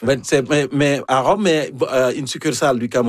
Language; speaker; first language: French; native; French